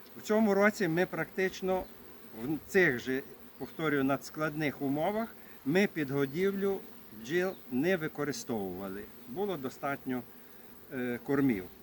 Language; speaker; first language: Ukrainian; native; Ukrainian